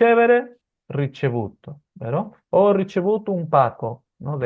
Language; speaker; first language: Italian; non-native, fluent; Spanish